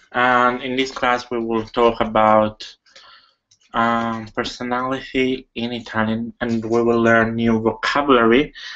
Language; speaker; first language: English; non-native, fluent; Italian